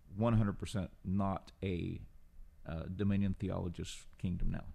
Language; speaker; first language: English; non-native, fluent; Spanish